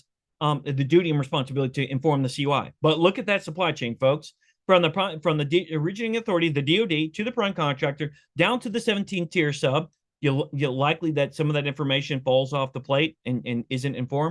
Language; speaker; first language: English; native; English